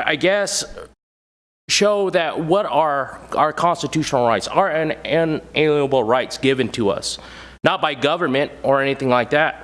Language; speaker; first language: English; native; English